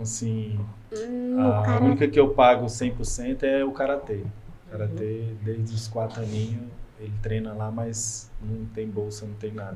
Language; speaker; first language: Portuguese; native; Portuguese